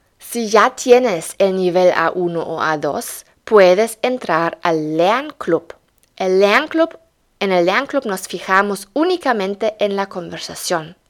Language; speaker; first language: Spanish; non-native, fluent; German